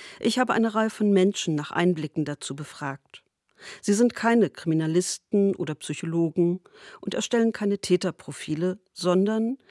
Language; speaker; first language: German; native; German